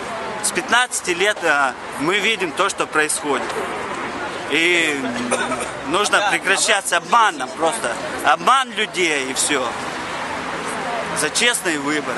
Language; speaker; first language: Russian; non-native, local second language; Chechen